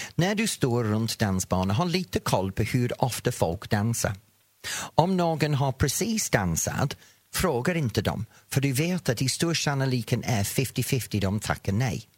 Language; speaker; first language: Swedish; non-native, fluent; English